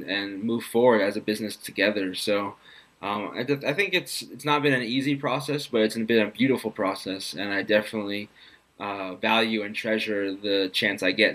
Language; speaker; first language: English; native; English